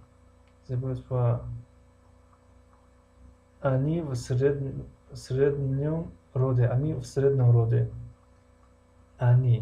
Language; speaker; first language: Russian; non-native, fluent; Tajik